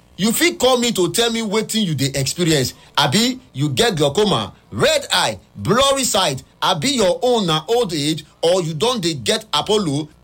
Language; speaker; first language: Nigerian Pidgin; native; Nigerian Pidgin